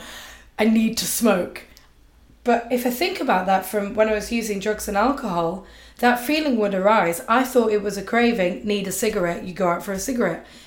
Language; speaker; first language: English; native; English